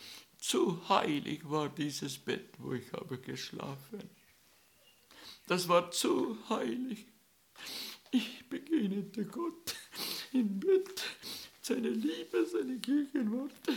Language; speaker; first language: German; non-native, learner; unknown